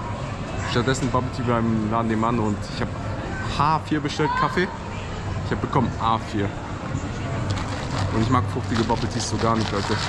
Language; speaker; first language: German; native; German